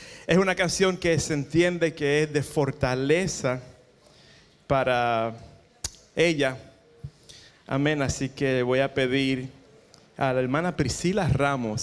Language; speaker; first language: Spanish; early bilingual, heritage; Spanish